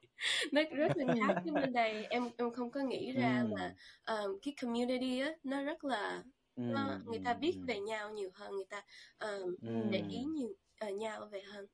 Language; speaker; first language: Vietnamese; early bilingual, heritage; Vietnamese